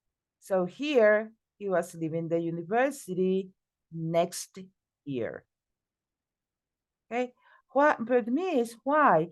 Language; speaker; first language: English; non-native, fluent; Spanish